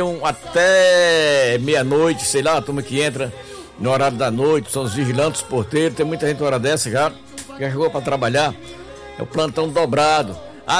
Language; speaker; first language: Portuguese; native; Portuguese